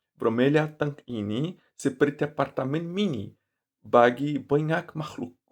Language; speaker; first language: Indonesian; non-native, learner; Portuguese